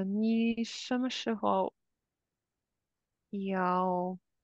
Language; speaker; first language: Chinese; non-native, learner; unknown